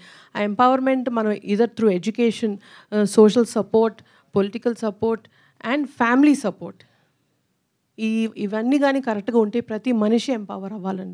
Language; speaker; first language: Telugu; native; Telugu